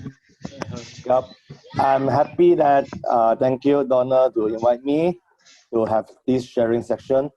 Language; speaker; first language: English; non-native, fluent; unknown